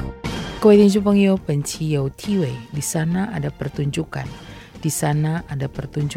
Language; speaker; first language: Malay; non-native, fluent; Chinese